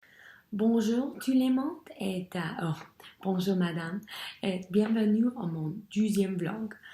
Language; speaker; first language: French; non-native, learner; English